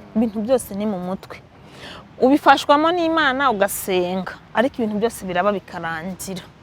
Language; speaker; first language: Kinyarwanda; early bilingual, heritage; Kinyarwanda